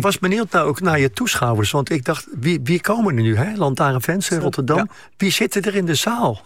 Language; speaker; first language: Dutch; native; Dutch